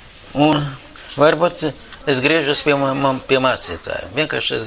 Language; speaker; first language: Latvian; non-native, local second language; Russian